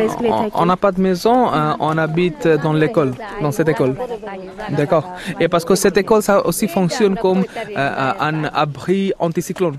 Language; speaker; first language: French; non-native, fluent; Bangla